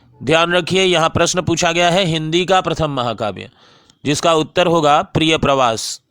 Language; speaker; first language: Hindi; native; Hindi